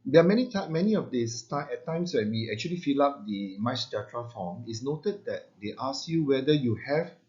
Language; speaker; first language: English; non-native, local second language; Malay